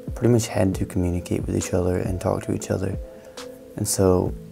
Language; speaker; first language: English; native; English